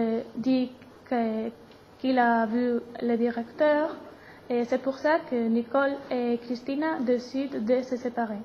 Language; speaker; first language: French; non-native, learner; Spanish